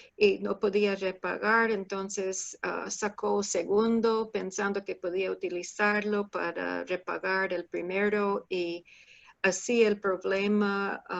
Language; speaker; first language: Spanish; non-native, fluent; English